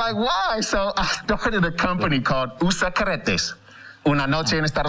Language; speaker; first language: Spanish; non-native, fluent; English